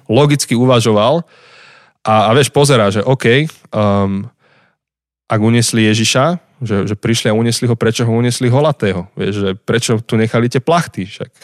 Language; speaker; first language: Slovak; native; Slovak